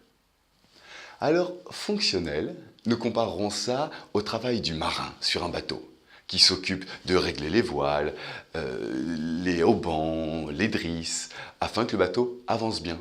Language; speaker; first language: French; native; French